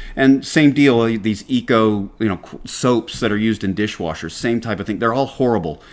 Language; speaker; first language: English; native; English